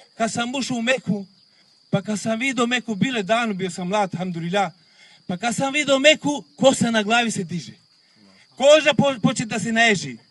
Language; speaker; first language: Bosnian; non-native, local second language; Romany